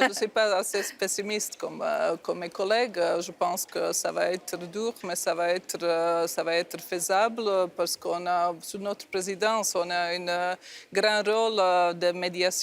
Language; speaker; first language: French; non-native, fluent; Croatian